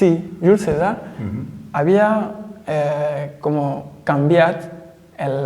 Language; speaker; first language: Catalan; non-native, fluent; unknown